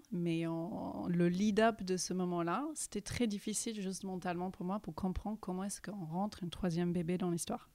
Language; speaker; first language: French; early bilingual, heritage; English